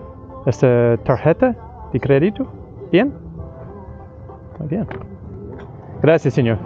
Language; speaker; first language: Spanish; non-native, learner; English